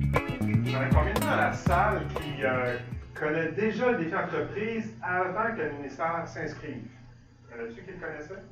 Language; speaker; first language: French; native; French